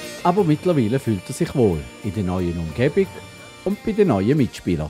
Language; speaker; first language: German; native; German